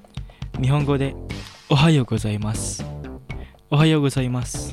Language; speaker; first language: Japanese; non-native, fluent; Indonesian